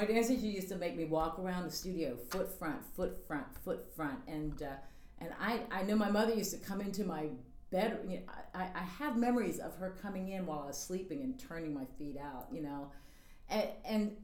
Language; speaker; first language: English; native; English